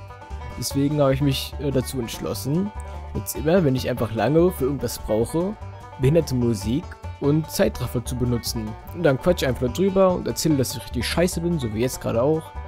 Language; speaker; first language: German; native; German